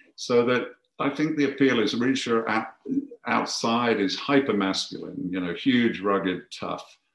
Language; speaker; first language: English; native; English